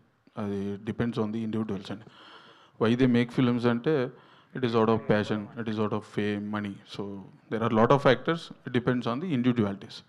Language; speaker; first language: Telugu; native; Telugu